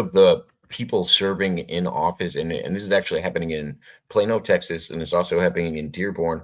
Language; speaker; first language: English; native; English